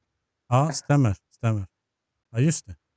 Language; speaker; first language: Swedish; non-native, fluent; Turkish